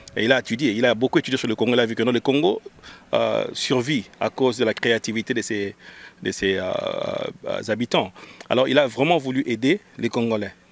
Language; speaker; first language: French; non-native, local second language; Lingala